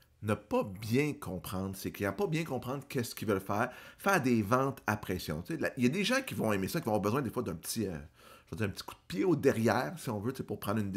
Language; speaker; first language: French; native; French